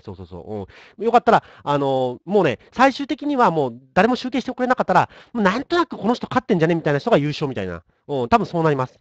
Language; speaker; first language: Japanese; native; Japanese